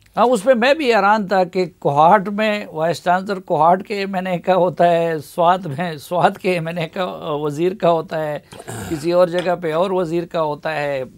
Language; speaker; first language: Urdu; non-native, local second language; Pashto